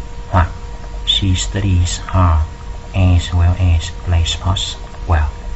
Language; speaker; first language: English; non-native, fluent; Vietnamese